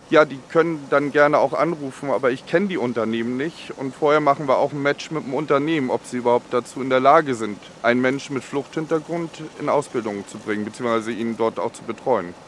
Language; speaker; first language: German; native; German